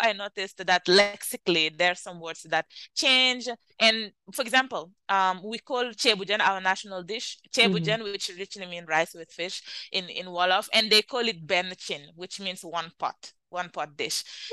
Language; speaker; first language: English; non-native, fluent; Wolof